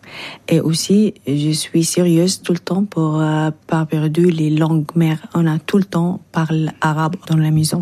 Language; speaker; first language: French; non-native, learner; Arabic